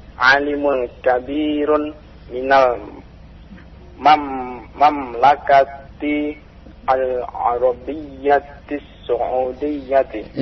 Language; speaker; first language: Arabic; non-native, learner; Indonesian